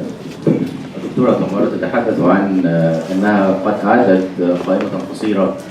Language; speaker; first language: Arabic; native; Arabic